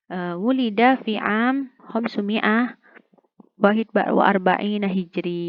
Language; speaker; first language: Arabic; non-native, fluent; Indonesian